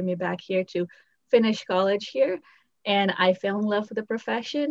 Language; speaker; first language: English; non-native, fluent; Portuguese